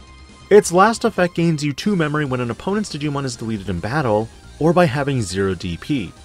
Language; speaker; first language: English; native; English